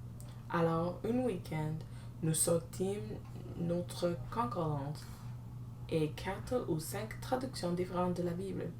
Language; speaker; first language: French; non-native, learner; English